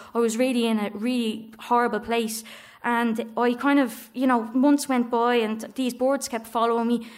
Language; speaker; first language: English; native; English